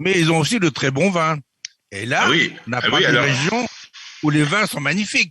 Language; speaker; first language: French; native; French